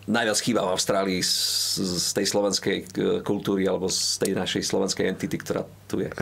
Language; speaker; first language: Slovak; native; Slovak